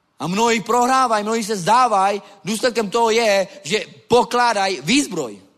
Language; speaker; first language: Czech; non-native, local second language; Romany